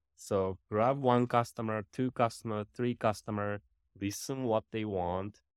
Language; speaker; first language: English; non-native, fluent; Japanese